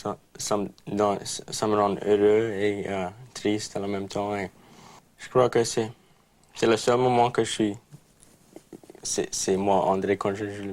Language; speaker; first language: French; non-native, local second language; English